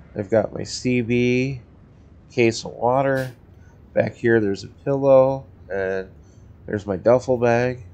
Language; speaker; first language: English; native; English